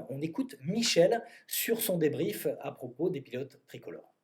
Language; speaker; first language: French; native; French